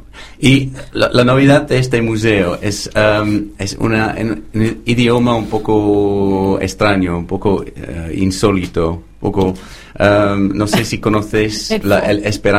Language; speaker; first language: Spanish; non-native, fluent; English